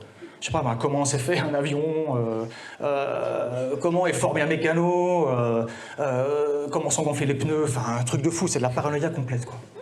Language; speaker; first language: French; native; French